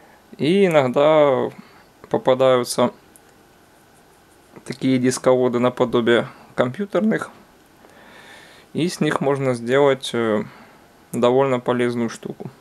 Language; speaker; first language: Russian; non-native, local second language; Ukrainian